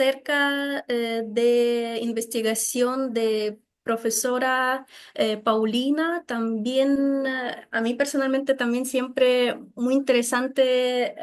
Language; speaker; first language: Spanish; non-native, fluent; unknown